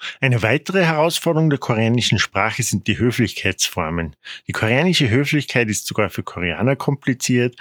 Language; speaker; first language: German; non-native, fluent; Korean